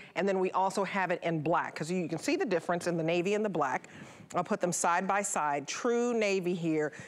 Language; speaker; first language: English; native; English